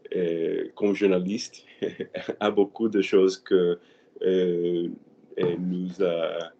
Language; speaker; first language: French; non-native, learner; Spanish